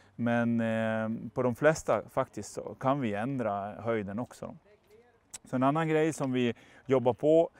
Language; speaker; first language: Swedish; non-native, fluent; French